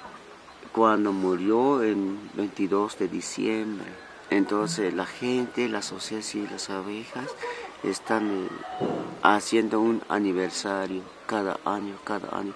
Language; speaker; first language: Spanish; non-native, local second language; Tzotzil